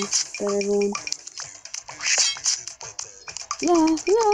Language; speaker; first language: English; native; English